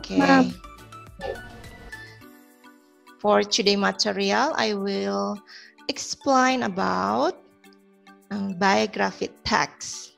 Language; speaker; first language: English; non-native, learner; Indonesian